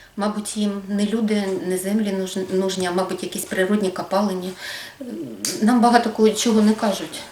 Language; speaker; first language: Ukrainian; native; Ukrainian